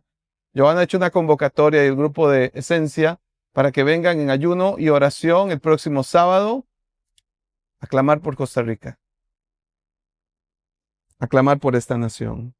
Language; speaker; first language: Spanish; native; Spanish